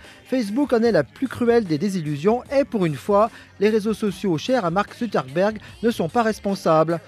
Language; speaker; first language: French; native; French